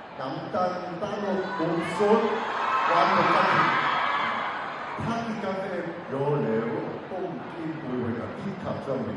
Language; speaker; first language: Thai; non-native, learner; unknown